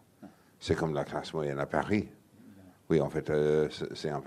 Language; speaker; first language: French; non-native, fluent; English